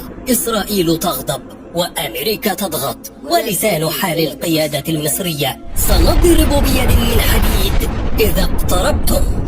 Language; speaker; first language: Arabic; native; Arabic